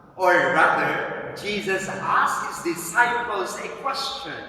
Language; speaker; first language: English; non-native, local second language; Filipino